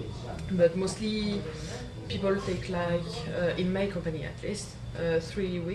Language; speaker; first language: English; non-native, fluent; French